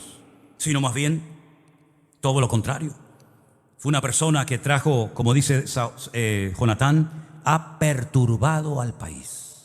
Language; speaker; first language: Spanish; native; Spanish